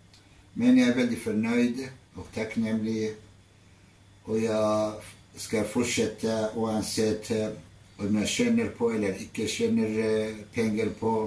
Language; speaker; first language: Norwegian; non-native, fluent; Arabic